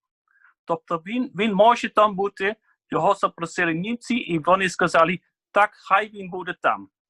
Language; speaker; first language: Ukrainian; non-native, fluent; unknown